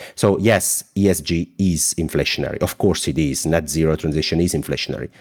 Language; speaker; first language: English; non-native, fluent; Italian